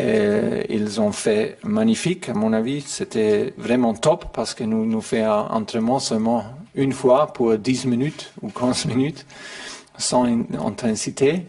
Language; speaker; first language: French; non-native, learner; German